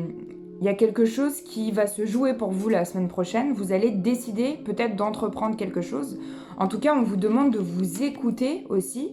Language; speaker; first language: French; native; French